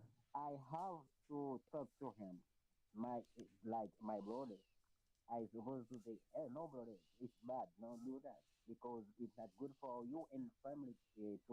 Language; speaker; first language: English; non-native, learner; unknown